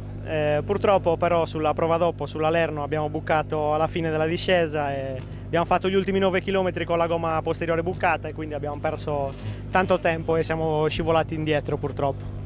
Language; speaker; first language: Italian; native; Italian